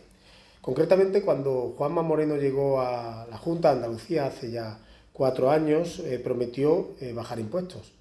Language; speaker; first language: Spanish; native; Spanish